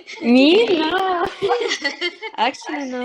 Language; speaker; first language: English; non-native, fluent; Russian